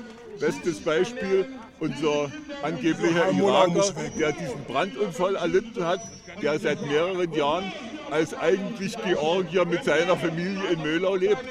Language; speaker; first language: German; native; German